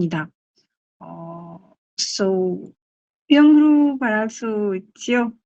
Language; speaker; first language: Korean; non-native, learner; Arabic